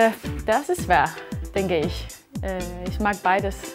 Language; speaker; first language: German; non-native, learner; Danish